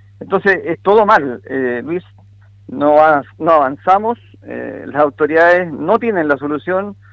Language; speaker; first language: Spanish; native; Spanish